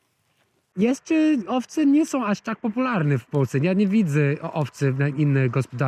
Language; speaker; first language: Polish; non-native, fluent; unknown